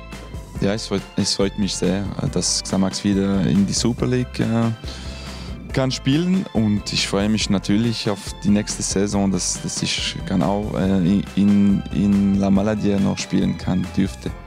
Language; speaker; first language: German; non-native, local second language; French